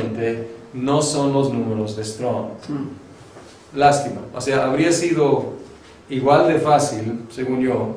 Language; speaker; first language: Spanish; non-native, fluent; English